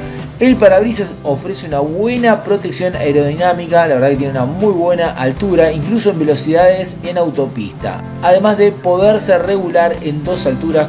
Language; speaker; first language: Spanish; native; Spanish